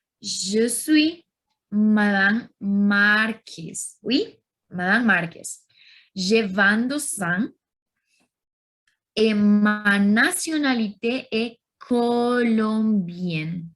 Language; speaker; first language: French; non-native, learner; Spanish